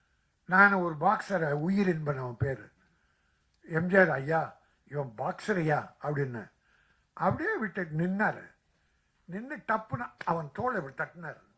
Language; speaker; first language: Tamil; native; Tamil